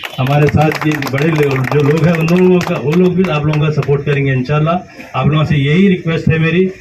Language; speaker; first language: Hindi; non-native, local second language; Urdu